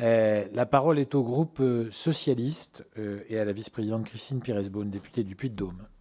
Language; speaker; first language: French; native; French